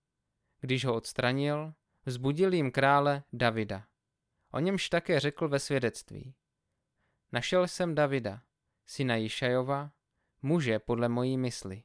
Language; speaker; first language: Czech; native; Czech